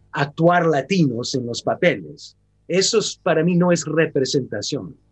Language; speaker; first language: Spanish; early bilingual, heritage; Spanish